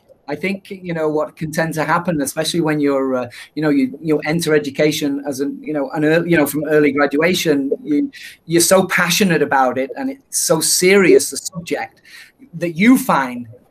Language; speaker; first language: English; native; English